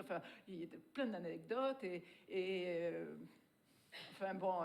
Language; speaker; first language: French; native; French